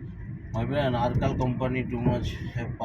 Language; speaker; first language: English; non-native, learner; Bangla